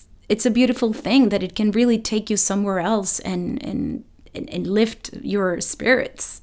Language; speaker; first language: English; non-native, fluent; Spanish